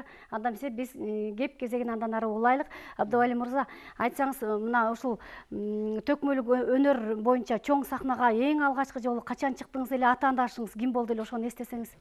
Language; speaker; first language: Kyrgyz; native; Kyrgyz